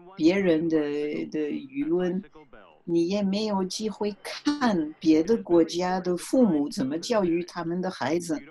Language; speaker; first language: Chinese; non-native, fluent; French